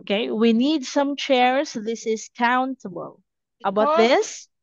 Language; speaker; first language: English; non-native, fluent; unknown